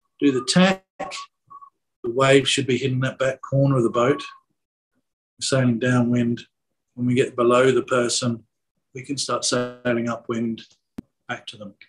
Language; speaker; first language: English; native; English